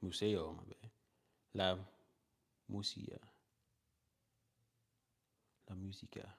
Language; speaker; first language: Spanish; non-native, learner; English